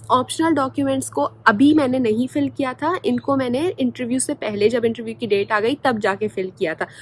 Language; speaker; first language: Urdu; native; Urdu